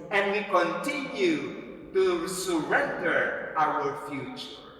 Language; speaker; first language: English; non-native, local second language; Filipino